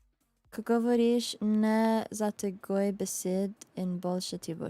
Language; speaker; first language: Slovenian; early bilingual, heritage; Slovenian